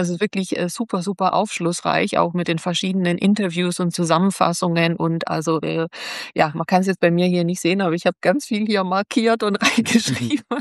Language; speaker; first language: German; native; German